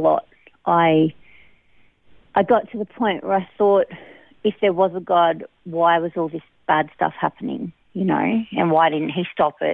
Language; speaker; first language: English; native; English